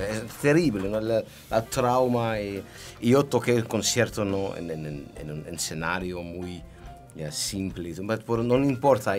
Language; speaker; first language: Spanish; non-native, learner; Dutch